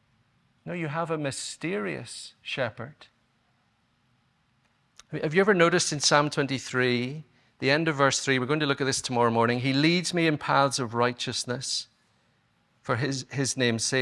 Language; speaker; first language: English; native; English